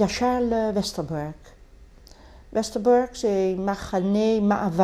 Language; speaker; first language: Hebrew; non-native, fluent; Dutch